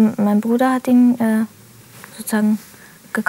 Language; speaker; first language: German; early bilingual, other home language; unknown